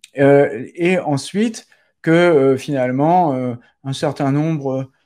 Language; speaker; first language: French; native; French